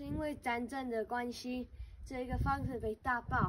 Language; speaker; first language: Chinese; early bilingual, heritage; English